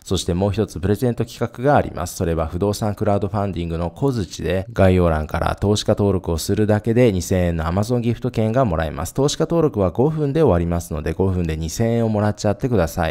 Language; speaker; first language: Japanese; native; Japanese